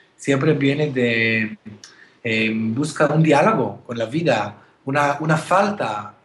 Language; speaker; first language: Spanish; non-native, fluent; Hebrew